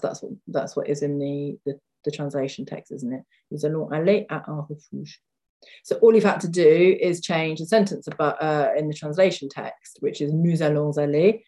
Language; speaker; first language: English; native; English